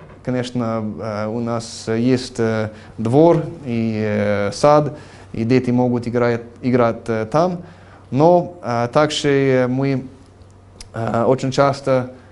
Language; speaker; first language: Russian; non-native, fluent; English